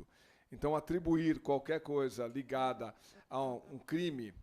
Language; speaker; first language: Portuguese; native; Portuguese